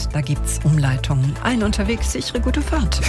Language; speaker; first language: German; native; German